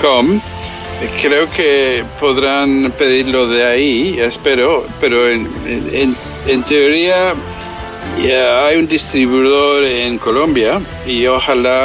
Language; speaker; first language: Spanish; early bilingual, heritage; English